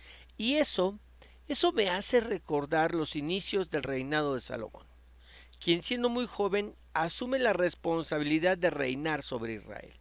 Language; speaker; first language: Spanish; native; Spanish